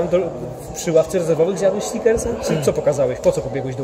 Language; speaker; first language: Polish; native; Polish